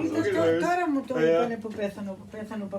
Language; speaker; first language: Greek; early bilingual, heritage; Greek